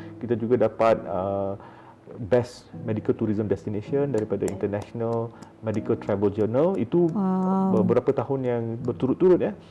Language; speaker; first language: Malay; native; Malay